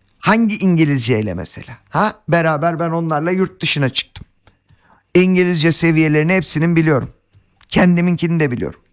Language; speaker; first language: Turkish; native; Turkish